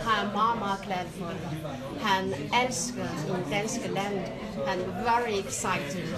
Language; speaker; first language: Danish; non-native, fluent; Chinese